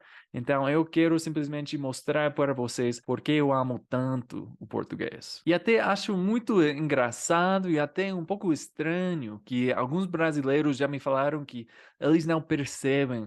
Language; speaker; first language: Portuguese; non-native, fluent; English